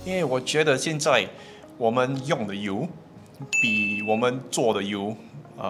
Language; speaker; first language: Chinese; non-native, local second language; English